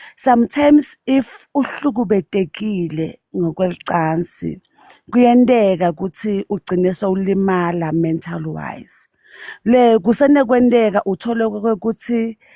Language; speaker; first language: Zulu; non-native, local second language; Swati